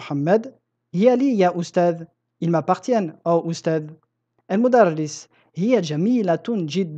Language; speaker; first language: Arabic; non-native, fluent; French